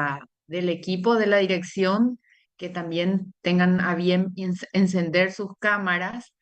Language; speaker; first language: Spanish; native; Spanish